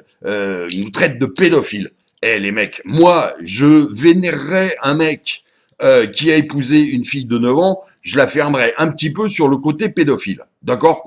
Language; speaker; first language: French; native; French